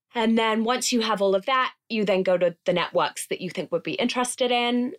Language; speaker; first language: English; native; English